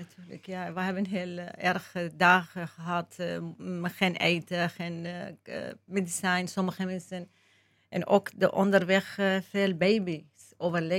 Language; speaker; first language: Dutch; non-native, learner; Arabic